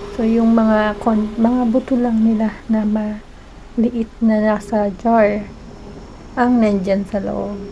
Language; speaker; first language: Filipino; native; Filipino